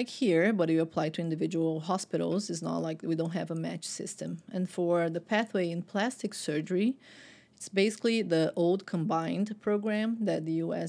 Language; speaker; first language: English; non-native, fluent; Portuguese